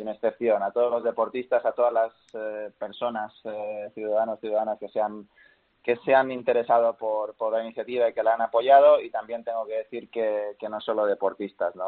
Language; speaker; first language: Spanish; native; Spanish